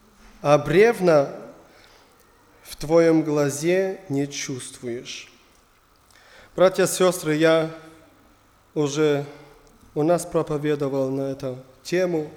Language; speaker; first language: Russian; non-native, learner; German